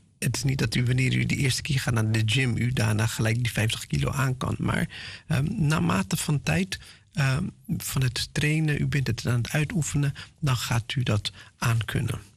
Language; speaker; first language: Dutch; non-native, fluent; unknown